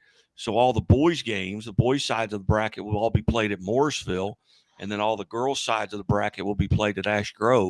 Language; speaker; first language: English; native; English